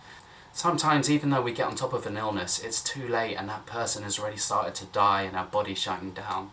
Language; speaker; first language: English; native; English